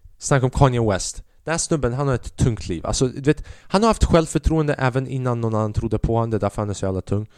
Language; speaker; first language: Swedish; early bilingual, other home language; Albanian